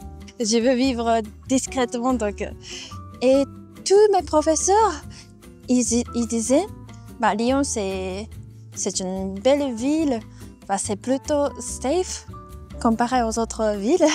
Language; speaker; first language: French; non-native, fluent; Japanese